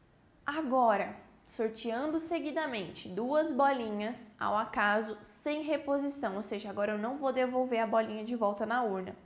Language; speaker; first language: Portuguese; native; Portuguese